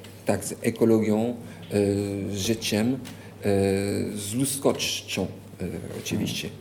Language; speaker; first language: Polish; non-native, fluent; French